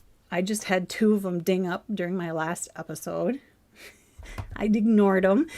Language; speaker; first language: English; native; English